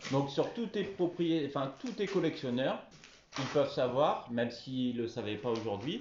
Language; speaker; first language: French; native; French